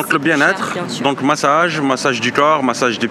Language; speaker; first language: French; native; French